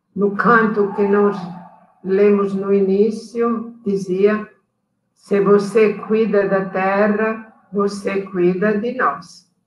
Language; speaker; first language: Portuguese; non-native, fluent; Italian